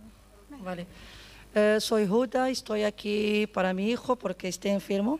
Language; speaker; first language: Spanish; non-native, learner; Arabic